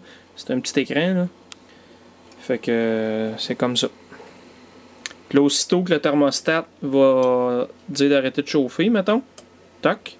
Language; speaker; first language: French; native; French